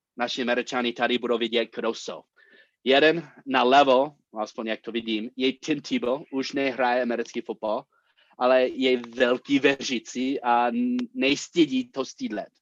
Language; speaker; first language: Czech; non-native, fluent; English